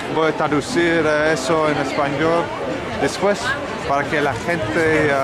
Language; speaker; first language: Spanish; non-native, learner; English